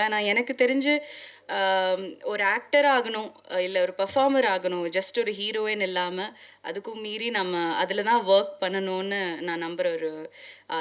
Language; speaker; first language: Tamil; non-native, local second language; Malayalam